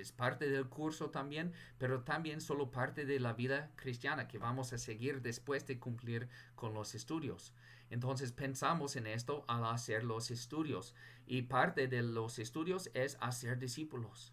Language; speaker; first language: Spanish; non-native, fluent; English